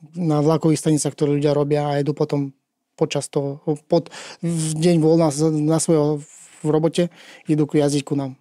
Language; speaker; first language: Slovak; non-native, fluent; Ukrainian